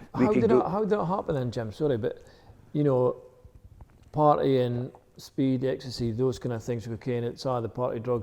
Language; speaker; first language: English; native; English